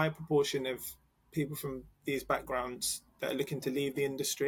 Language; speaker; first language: English; native; English